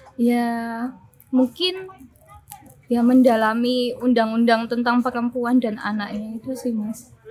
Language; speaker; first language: Indonesian; early bilingual, other home language; German